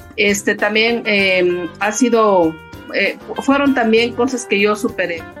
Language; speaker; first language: Spanish; native; Spanish